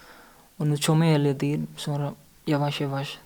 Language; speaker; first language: Azerbaijani; non-native, learner; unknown